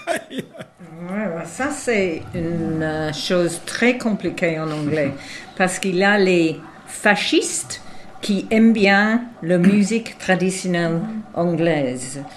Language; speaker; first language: French; non-native, fluent; English